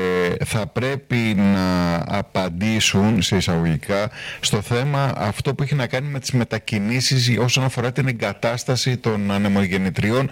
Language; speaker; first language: Greek; native; Greek